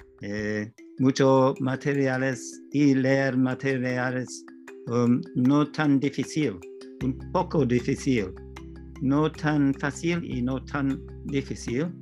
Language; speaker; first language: Spanish; non-native, learner; English